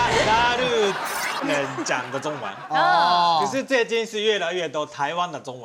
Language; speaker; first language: Chinese; non-native, learner; Japanese